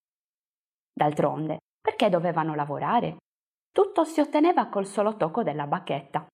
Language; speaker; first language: Italian; native; Italian